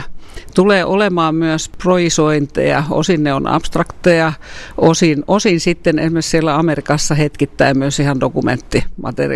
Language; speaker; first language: Finnish; native; Finnish